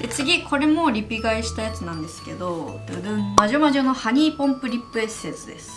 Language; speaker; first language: Japanese; native; Japanese